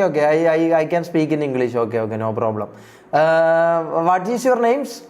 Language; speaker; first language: English; non-native, learner; Malayalam